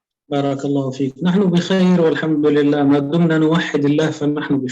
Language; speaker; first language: Arabic; native; Arabic